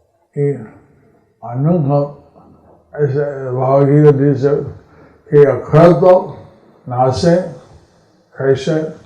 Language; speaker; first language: Spanish; non-native, learner; English